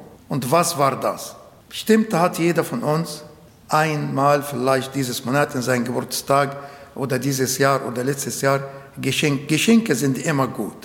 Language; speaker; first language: German; non-native, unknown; Arabic